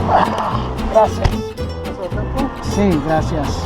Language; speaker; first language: Spanish; non-native, learner; English